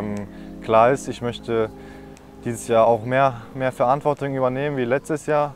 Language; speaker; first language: German; non-native, fluent; Japanese